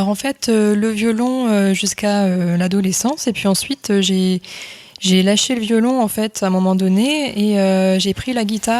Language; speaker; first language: French; native; French